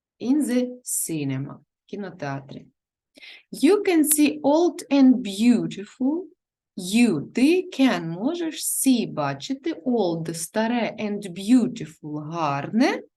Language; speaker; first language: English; non-native, learner; Ukrainian